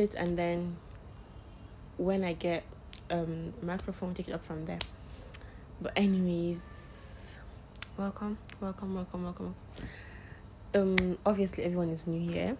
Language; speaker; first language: English; non-native, local second language; Hausa